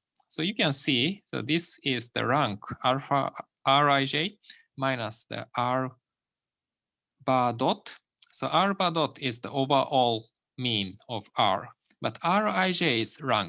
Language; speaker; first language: English; non-native, fluent; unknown